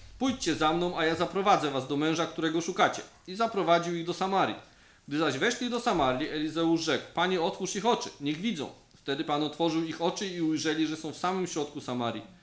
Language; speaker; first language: Polish; native; Polish